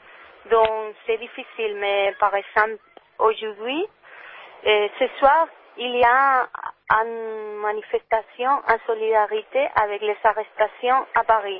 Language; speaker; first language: French; non-native, learner; Spanish